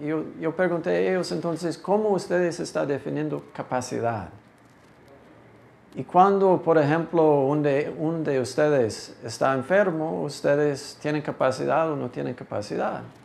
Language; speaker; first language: Spanish; non-native, fluent; English